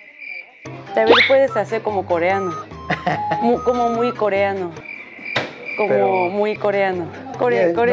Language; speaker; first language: Spanish; native; Spanish